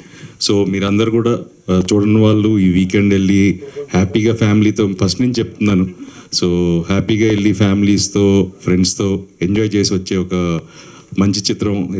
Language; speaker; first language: Telugu; native; Telugu